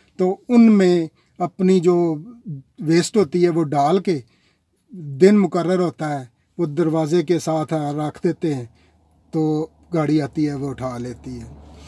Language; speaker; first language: Urdu; non-native, local second language; Punjabi